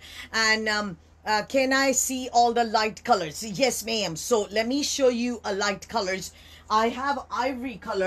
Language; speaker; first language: English; non-native, local second language; Urdu